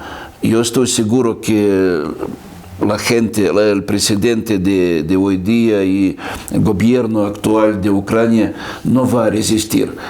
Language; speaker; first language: Spanish; non-native, fluent; Russian